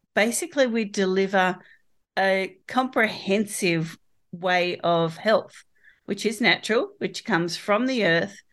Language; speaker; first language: English; native; English